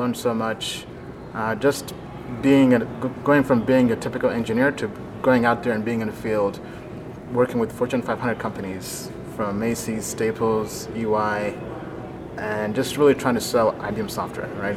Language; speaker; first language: English; native; English